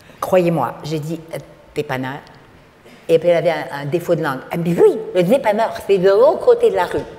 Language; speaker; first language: French; native; French